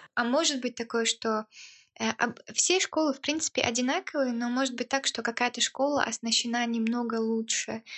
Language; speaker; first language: Russian; early bilingual, heritage; Russian